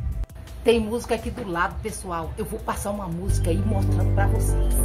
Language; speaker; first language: Portuguese; native; Portuguese